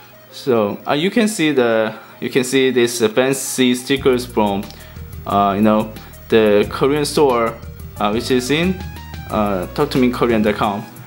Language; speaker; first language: English; non-native, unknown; Korean